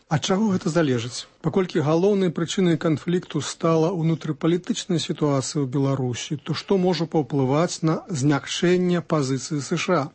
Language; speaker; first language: Belarusian; native; Belarusian